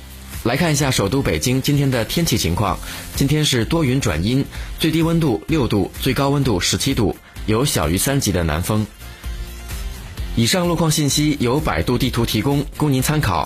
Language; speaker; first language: Chinese; native; Chinese